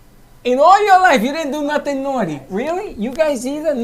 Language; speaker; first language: English; native; English